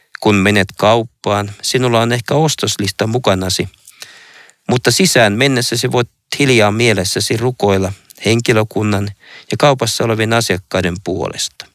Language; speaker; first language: Finnish; native; Finnish